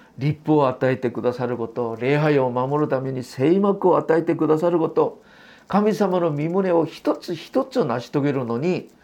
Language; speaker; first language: Japanese; non-native, fluent; Korean